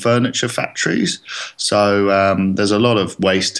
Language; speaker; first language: English; native; English